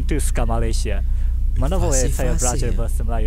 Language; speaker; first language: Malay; non-native, learner; Japanese